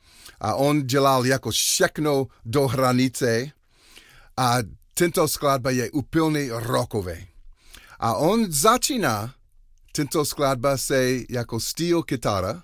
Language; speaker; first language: Czech; non-native, learner; English